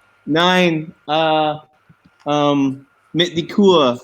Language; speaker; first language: German; non-native, learner; English